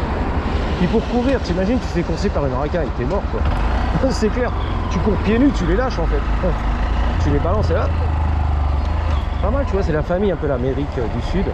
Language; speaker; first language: French; native; French